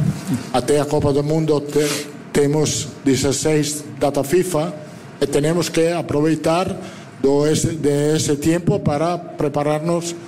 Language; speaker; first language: Portuguese; non-native, fluent; Italian